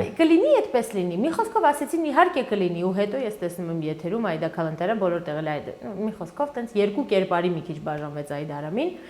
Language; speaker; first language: Armenian; early bilingual, heritage; Armenian